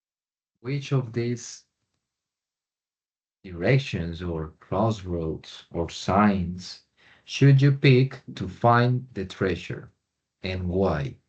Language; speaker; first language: English; non-native, fluent; Spanish